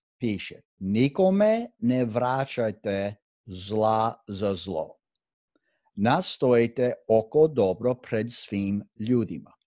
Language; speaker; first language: Croatian; early bilingual, heritage; Croatian